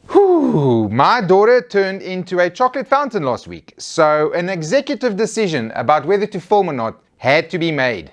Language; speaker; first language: English; native; English